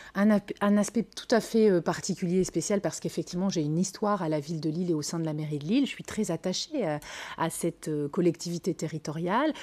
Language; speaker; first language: French; native; French